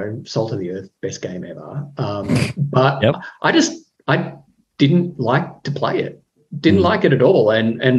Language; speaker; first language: English; native; English